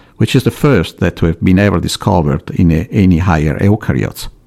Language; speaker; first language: English; non-native, fluent; Italian